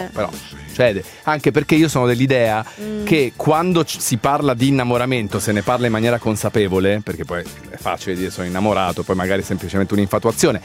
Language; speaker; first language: Italian; native; Italian